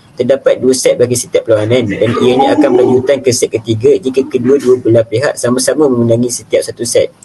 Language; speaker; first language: Malay; native; Malay